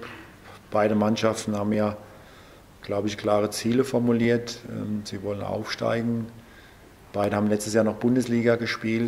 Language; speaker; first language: German; native; German